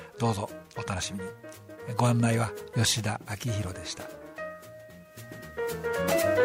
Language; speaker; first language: Japanese; native; Japanese